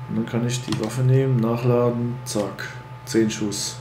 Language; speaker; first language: German; native; German